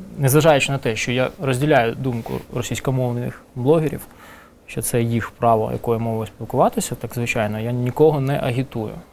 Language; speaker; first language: Ukrainian; non-native, local second language; Russian